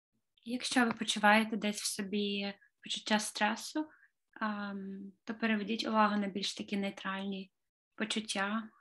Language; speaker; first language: Ukrainian; native; Ukrainian